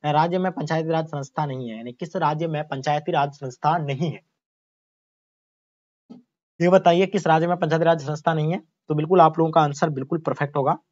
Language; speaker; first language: Hindi; native; Hindi